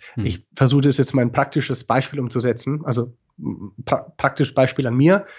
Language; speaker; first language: German; native; German